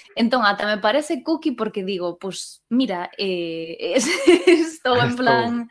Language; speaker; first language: Galician; non-native, local second language; Spanish